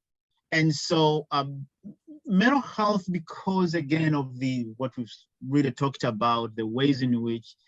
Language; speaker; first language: English; non-native, local second language; Ganda